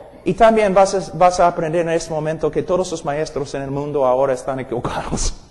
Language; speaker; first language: Spanish; non-native, fluent; English